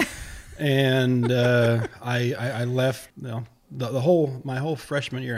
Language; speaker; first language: English; native; English